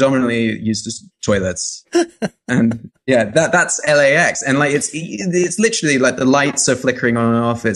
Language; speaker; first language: English; native; English